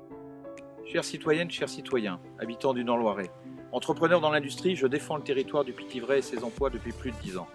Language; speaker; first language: French; native; French